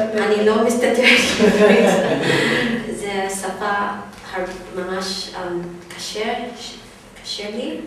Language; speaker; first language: Hebrew; non-native, learner; English